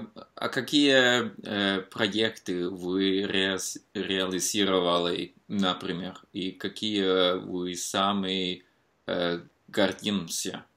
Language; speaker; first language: Russian; non-native, fluent; Norwegian